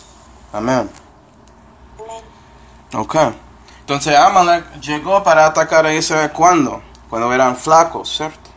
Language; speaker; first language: Spanish; non-native, fluent; English